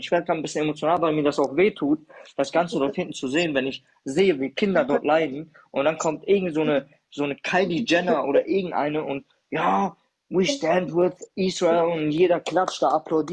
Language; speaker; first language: German; early bilingual, other home language; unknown